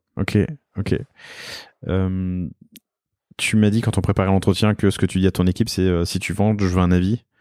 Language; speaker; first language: French; native; French